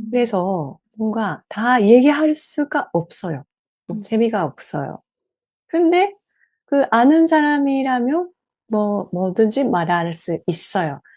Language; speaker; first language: Korean; non-native, learner; Japanese